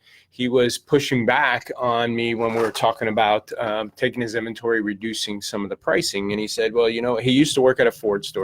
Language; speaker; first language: English; native; English